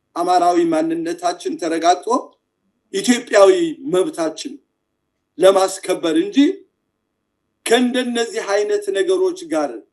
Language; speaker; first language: Amharic; native; Amharic